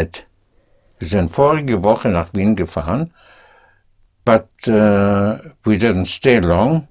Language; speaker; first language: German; non-native, fluent; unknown